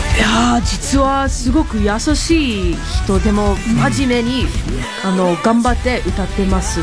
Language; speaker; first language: Japanese; non-native, learner; English